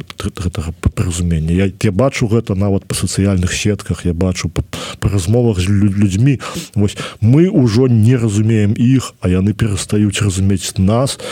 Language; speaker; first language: Belarusian; native; Belarusian